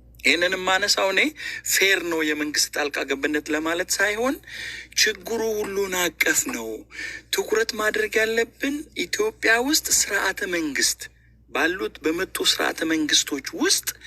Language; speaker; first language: Amharic; non-native, local second language; Oromo